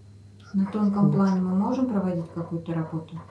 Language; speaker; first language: Russian; native; Russian